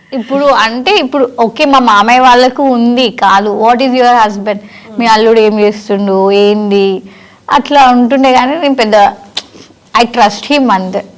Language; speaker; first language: Telugu; native; Telugu